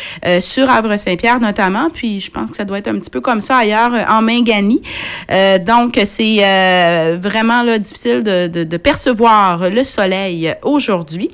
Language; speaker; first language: French; native; French